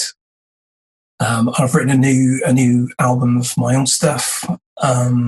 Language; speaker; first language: English; native; English